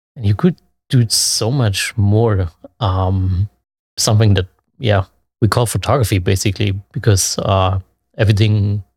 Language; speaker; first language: English; non-native, fluent; German